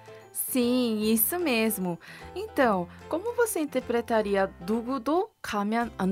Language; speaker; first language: Portuguese; non-native, fluent; Korean